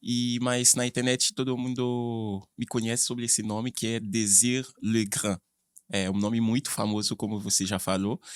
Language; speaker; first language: Portuguese; non-native, fluent; Haitian Creole